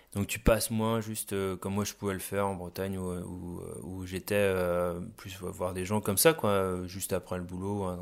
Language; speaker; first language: French; native; French